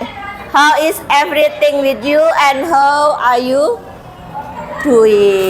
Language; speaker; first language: English; non-native, fluent; Indonesian